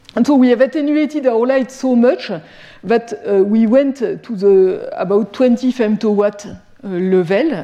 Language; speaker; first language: English; non-native, fluent; French